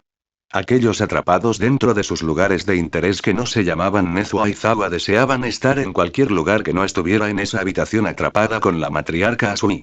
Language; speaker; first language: Spanish; native; Spanish